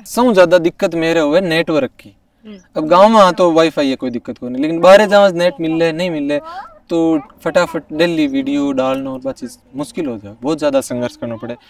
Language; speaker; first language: Hindi; native; Hindi